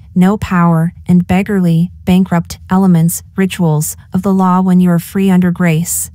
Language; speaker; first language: English; native; English